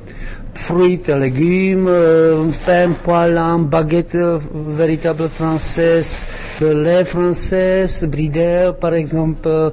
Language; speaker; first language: French; non-native, learner; Czech